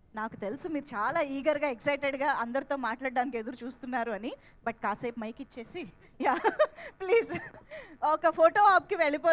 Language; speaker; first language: Telugu; native; Telugu